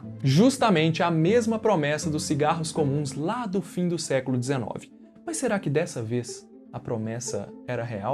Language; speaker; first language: Portuguese; native; Portuguese